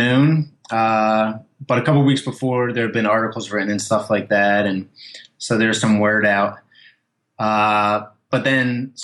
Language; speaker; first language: English; native; English